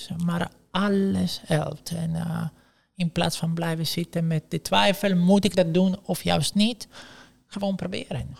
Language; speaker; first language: Dutch; non-native, fluent; Italian